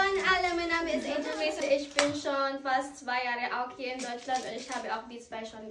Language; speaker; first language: German; non-native, fluent; Filipino